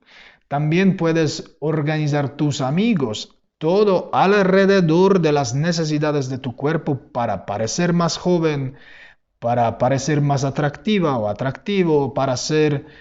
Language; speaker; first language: Spanish; non-native, fluent; Polish